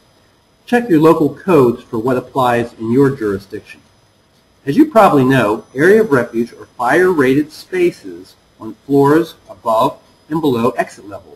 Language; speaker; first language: English; native; English